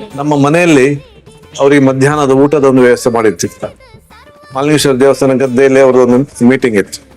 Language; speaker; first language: Kannada; non-native, local second language; Konkani